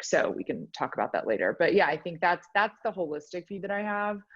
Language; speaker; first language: English; native; English